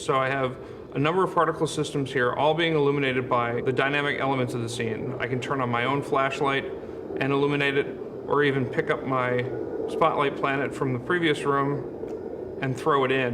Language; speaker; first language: English; native; English